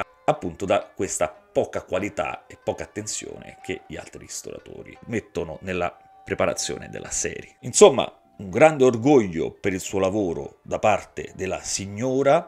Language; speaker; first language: Italian; native; Italian